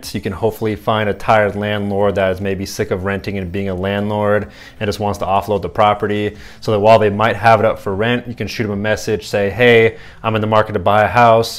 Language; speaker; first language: English; native; English